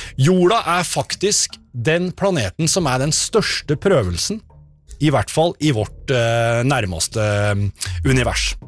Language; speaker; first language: Norwegian; native; Norwegian